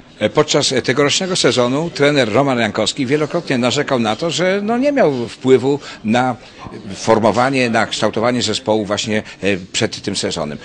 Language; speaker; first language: Polish; native; Polish